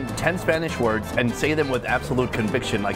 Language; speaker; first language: English; native; English